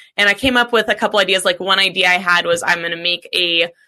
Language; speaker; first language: English; native; English